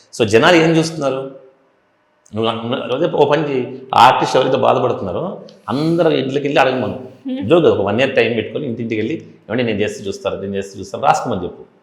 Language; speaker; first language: Telugu; native; Telugu